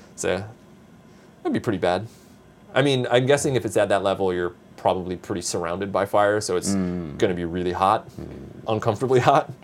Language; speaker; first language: English; native; English